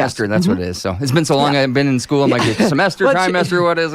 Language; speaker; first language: English; native; English